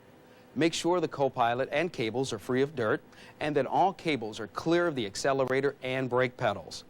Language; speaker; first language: English; native; English